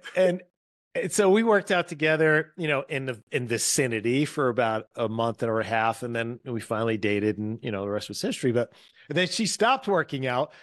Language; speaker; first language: English; native; English